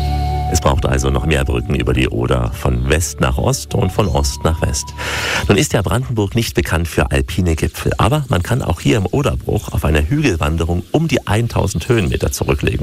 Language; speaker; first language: German; native; German